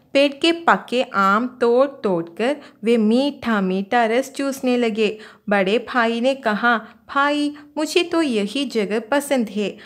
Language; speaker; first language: Hindi; non-native, local second language; Malayalam